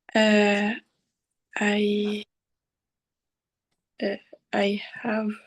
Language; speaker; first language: English; non-native, learner; French